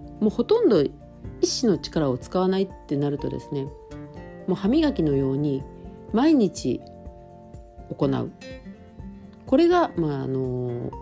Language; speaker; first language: Japanese; native; Japanese